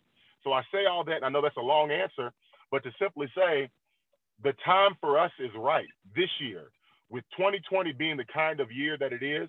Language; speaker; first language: English; native; English